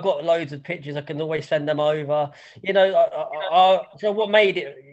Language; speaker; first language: English; native; English